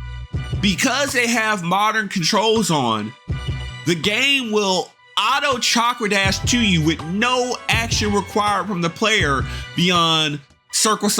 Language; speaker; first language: English; native; English